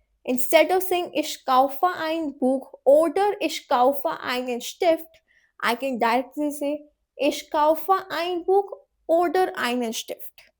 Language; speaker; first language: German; non-native, fluent; Hindi